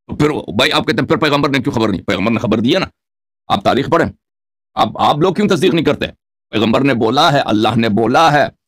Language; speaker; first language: Urdu; non-native, local second language; Persian